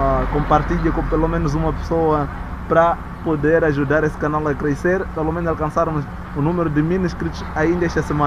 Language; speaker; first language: Portuguese; non-native, local second language; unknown